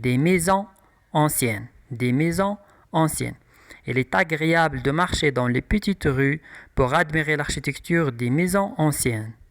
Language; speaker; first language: French; non-native, local second language; Arabic